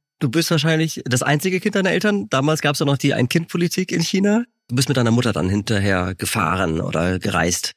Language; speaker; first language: German; native; German